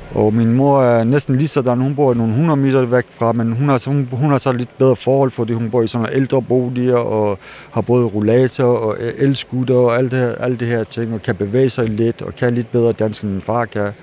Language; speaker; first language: Danish; early bilingual, other home language; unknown